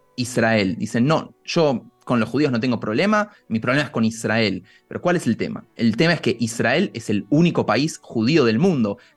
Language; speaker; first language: Spanish; native; Spanish